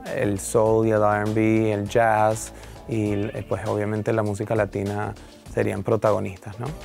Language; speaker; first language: Spanish; native; Spanish